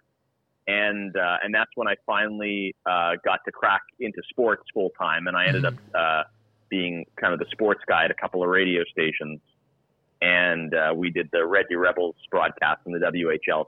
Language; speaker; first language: English; native; English